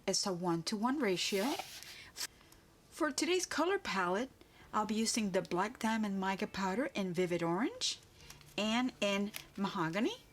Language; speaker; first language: English; native; English